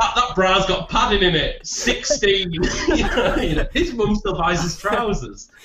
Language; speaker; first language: English; native; English